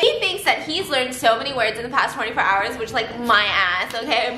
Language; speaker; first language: English; early bilingual, other home language; Korean